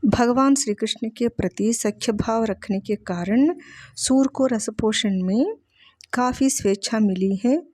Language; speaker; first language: Hindi; non-native, local second language; Telugu